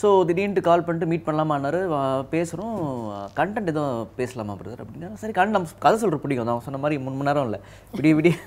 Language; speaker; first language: Tamil; native; Tamil